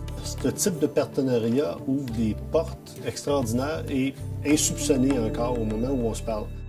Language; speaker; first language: French; native; French